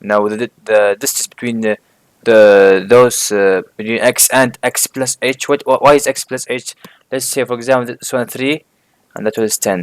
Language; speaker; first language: English; non-native, fluent; Arabic